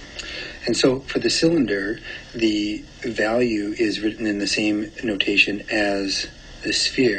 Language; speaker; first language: English; native; English